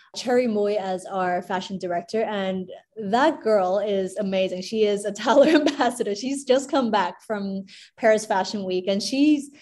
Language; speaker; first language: English; non-native, local second language; Cantonese